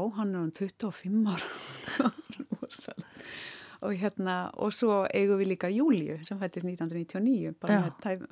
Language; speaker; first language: Icelandic; native; Icelandic